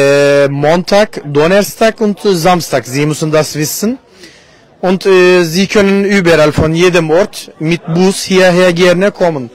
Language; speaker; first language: German; non-native, fluent; Turkish